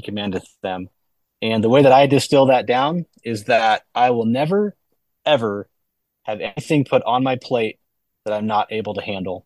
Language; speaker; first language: English; native; English